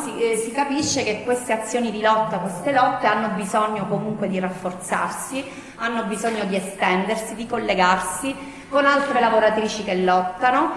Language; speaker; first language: Italian; native; Italian